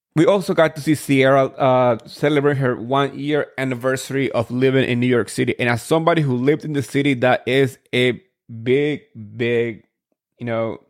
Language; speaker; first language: English; non-native, fluent; Spanish